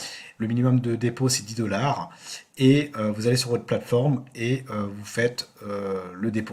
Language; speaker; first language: French; native; French